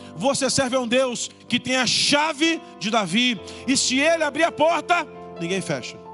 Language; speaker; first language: Portuguese; native; Portuguese